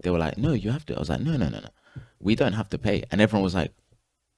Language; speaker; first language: English; native; English